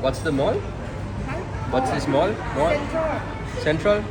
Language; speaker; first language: English; non-native, fluent; Sinhala